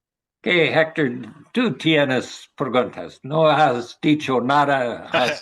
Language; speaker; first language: Spanish; non-native, learner; English